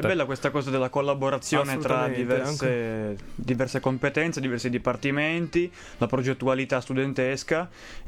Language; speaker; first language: Italian; native; Italian